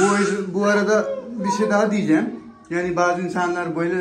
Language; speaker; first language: Turkish; non-native, learner; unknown